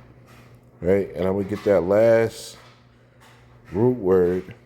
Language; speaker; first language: English; native; English